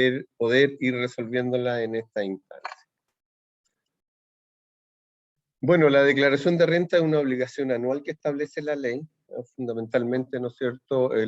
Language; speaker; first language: Spanish; native; Spanish